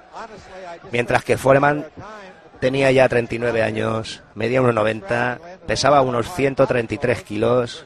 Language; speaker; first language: Spanish; native; Spanish